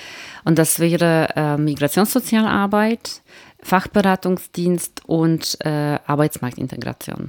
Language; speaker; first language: German; native; German